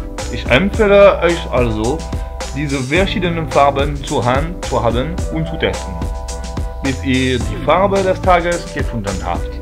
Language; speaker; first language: German; non-native, fluent; French